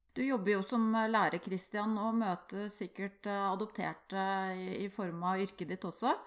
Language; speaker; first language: Norwegian; native; Norwegian